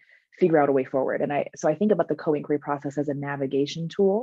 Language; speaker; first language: English; native; English